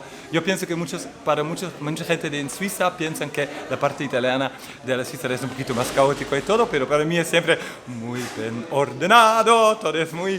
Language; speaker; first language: Spanish; non-native, fluent; Dutch